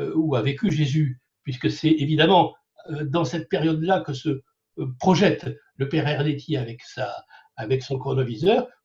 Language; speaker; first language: French; native; French